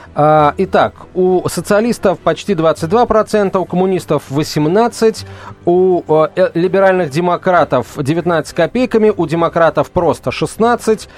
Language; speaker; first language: Russian; native; Russian